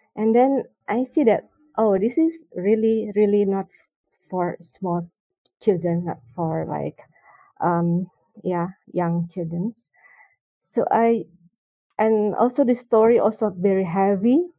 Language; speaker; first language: English; non-native, learner; Indonesian